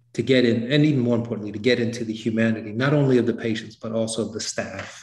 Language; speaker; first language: English; native; English